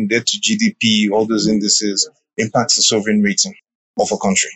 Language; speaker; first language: English; non-native, local second language; Yoruba